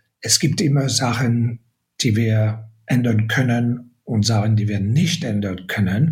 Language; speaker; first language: German; non-native, fluent; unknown